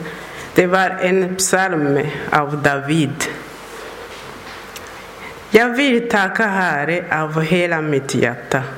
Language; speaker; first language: Swedish; non-native, learner; Persian